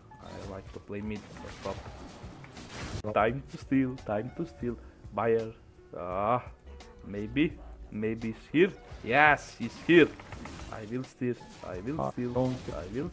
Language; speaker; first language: English; non-native, learner; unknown